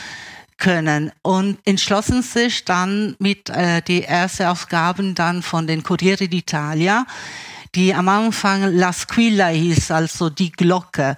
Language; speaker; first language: German; early bilingual, other home language; Italian